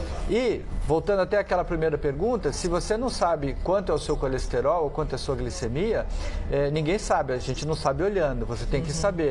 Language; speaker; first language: Portuguese; native; Portuguese